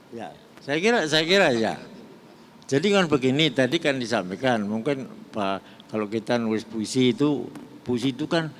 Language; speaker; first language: Indonesian; non-native, local second language; Javanese